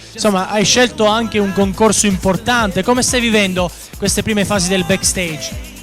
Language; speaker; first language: Italian; native; Italian